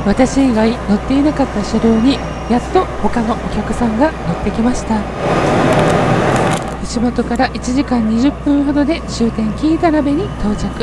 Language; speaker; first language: Japanese; native; Japanese